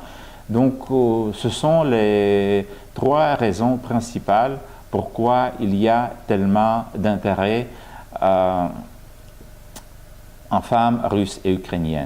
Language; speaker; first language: French; non-native, fluent; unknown